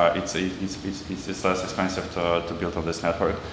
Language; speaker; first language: English; non-native, fluent; Russian